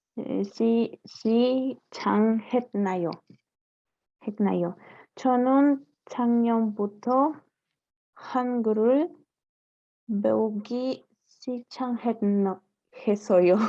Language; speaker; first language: Korean; non-native, learner; Spanish